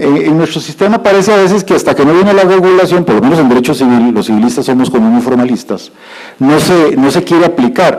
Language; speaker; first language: Spanish; native; Spanish